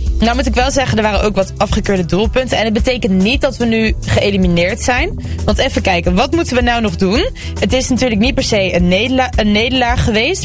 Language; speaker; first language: Dutch; early bilingual, other home language; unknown